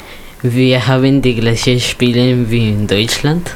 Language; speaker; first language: German; non-native, learner; Spanish